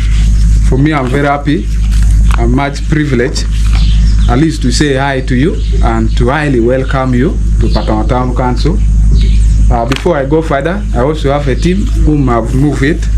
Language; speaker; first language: English; non-native, local second language; Acoli